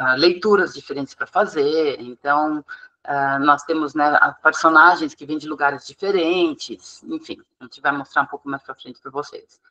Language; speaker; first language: Portuguese; non-native, fluent; English